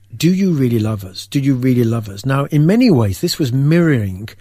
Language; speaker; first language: English; native; English